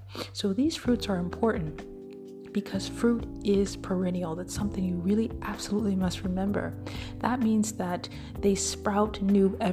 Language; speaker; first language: English; native; English